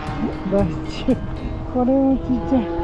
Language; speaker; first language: Japanese; native; Japanese